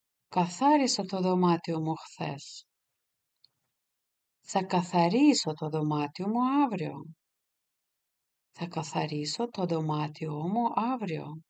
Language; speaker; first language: Greek; non-native, fluent; Russian